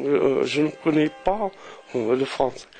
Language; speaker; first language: French; non-native, local second language; Arabic